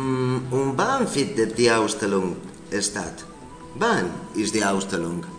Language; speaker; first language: German; non-native, learner; Spanish